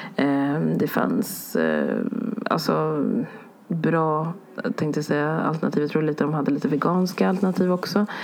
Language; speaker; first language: Swedish; early bilingual, other home language; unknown